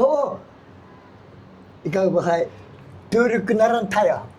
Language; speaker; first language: Filipino; non-native, learner; Japanese